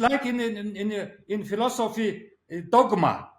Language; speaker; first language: English; non-native, learner; Mongolian